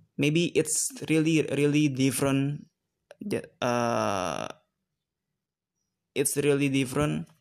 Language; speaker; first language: English; non-native, learner; Indonesian